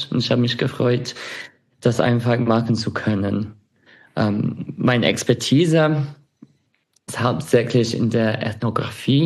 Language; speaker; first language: German; non-native, fluent; English